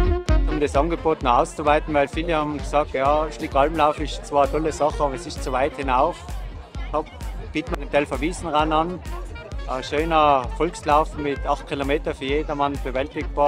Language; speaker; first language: German; native; German